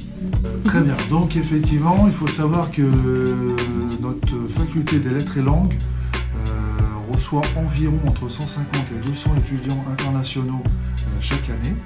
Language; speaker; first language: French; native; French